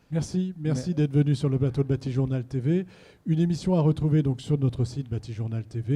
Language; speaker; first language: French; native; French